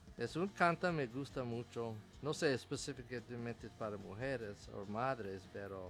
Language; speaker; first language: Spanish; non-native, learner; English